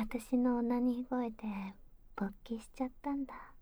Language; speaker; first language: Japanese; native; Japanese